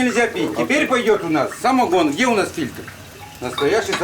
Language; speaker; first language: Russian; native; Russian